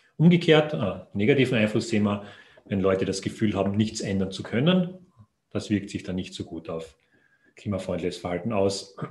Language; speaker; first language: German; native; German